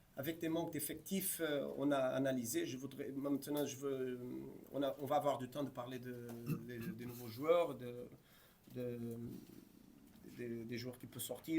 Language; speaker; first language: French; non-native, fluent; Portuguese